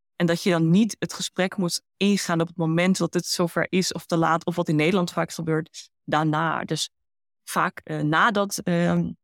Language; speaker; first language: Dutch; early bilingual, heritage; Dutch